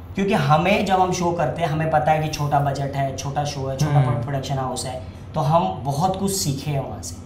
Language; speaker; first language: Hindi; native; Hindi